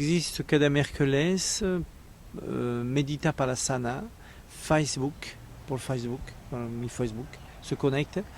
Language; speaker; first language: Spanish; non-native, learner; French